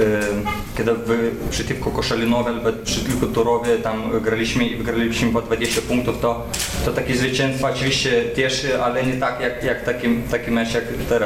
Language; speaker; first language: Polish; non-native, fluent; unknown